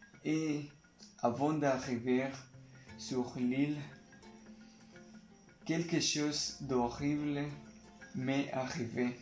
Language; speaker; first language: French; non-native, learner; Spanish